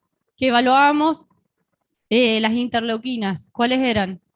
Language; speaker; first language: Spanish; native; Spanish